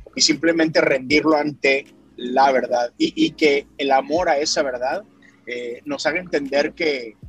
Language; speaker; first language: Spanish; native; Spanish